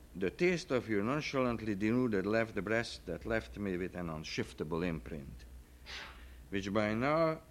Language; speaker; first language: English; non-native, fluent; Hungarian